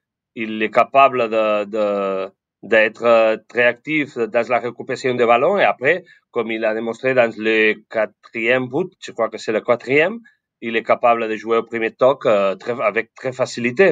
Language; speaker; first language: French; non-native, fluent; Spanish